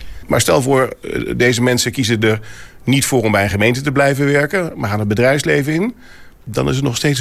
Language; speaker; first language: Dutch; native; Dutch